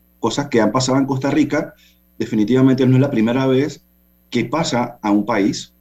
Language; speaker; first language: Spanish; native; Spanish